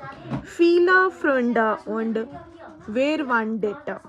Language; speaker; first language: German; non-native, learner; Hindi